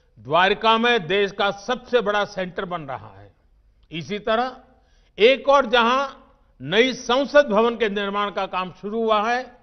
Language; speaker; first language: Hindi; non-native, local second language; Gujarati